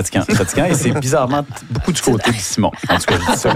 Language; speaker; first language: French; native; French